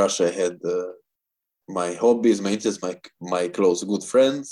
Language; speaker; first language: English; non-native, fluent; Russian